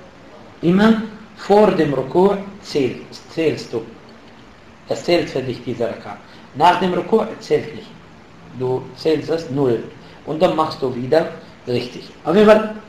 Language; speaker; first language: German; non-native, fluent; Arabic